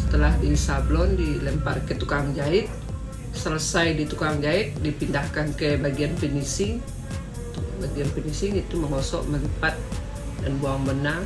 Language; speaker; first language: Indonesian; non-native, local second language; Minangkabau